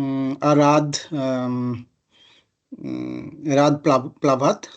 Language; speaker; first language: Czech; non-native, learner; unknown